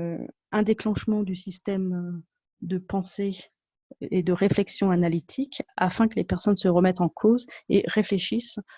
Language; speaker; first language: French; native; French